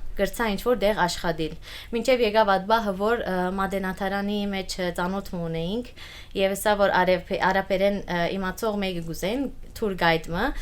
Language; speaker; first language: Armenian; early bilingual, heritage; Armenian